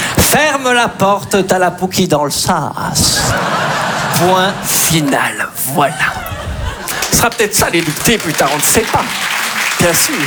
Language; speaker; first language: French; native; French